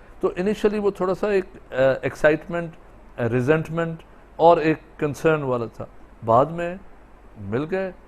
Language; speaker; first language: Urdu; non-native, local second language; Sindhi